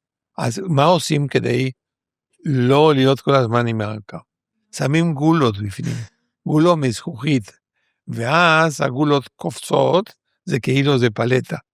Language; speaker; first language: Hebrew; non-native, fluent; Spanish